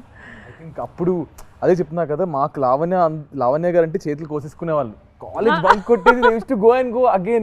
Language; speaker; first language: Telugu; native; Telugu